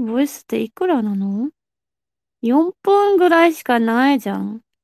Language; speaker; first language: Japanese; non-native, fluent; German